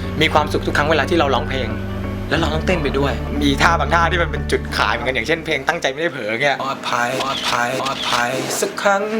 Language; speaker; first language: Thai; native; Thai